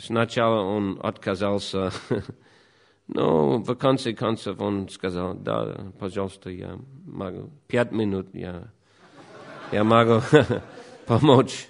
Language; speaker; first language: Russian; non-native, fluent; English